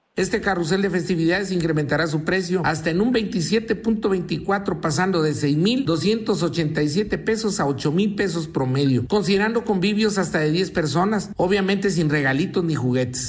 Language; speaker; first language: Spanish; native; Spanish